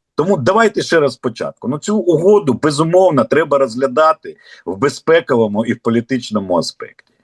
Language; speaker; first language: Ukrainian; non-native, local second language; Russian